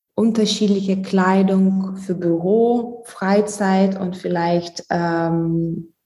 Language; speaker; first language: German; non-native, fluent; Lithuanian